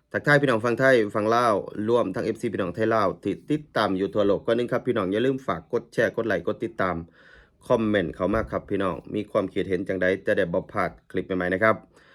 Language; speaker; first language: Thai; native; Thai